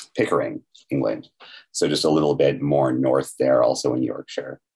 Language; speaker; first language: English; native; English